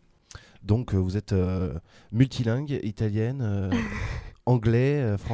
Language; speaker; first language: French; native; French